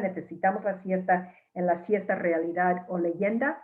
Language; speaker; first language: Spanish; early bilingual, heritage; Spanish